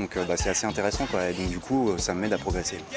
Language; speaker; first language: French; native; French